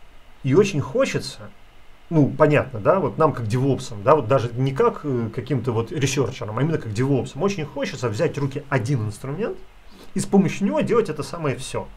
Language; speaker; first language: Russian; native; Russian